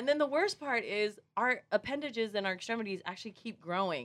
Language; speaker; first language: English; non-native, fluent; Samoan